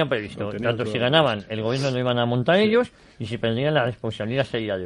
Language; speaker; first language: Spanish; native; Spanish